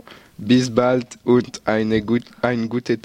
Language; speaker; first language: German; non-native, learner; French